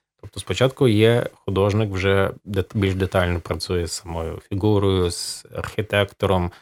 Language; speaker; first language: Ukrainian; native; Ukrainian